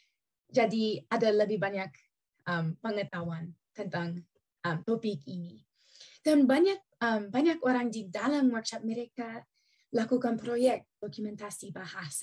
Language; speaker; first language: Indonesian; non-native, learner; English